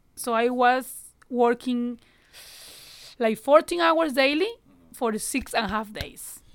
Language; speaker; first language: English; non-native, learner; Spanish